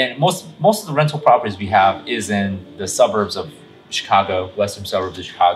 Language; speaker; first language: English; native; English